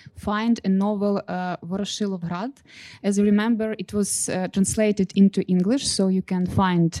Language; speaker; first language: English; non-native, fluent; Ukrainian